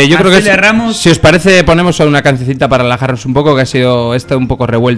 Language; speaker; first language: Spanish; native; Spanish